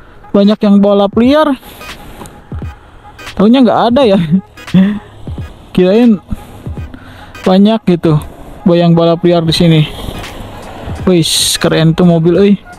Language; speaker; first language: Indonesian; native; Indonesian